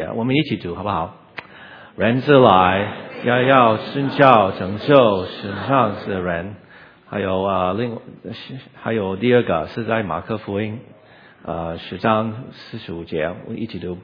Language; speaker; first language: Chinese; non-native, learner; English